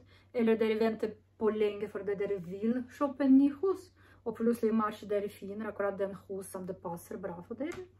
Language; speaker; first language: Norwegian; non-native, learner; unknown